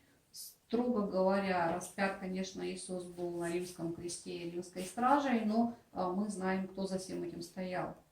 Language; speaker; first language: Russian; native; Russian